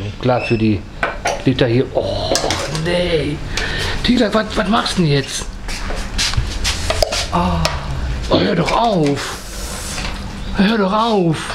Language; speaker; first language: German; native; German